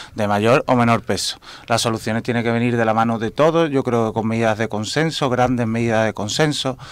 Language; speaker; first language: Spanish; native; Spanish